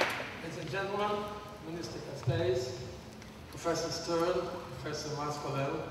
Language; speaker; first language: English; non-native, fluent; Portuguese